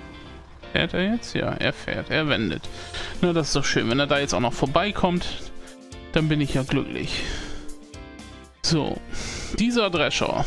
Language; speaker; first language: German; native; German